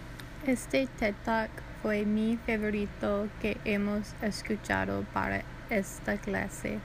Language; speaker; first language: Spanish; non-native, learner; English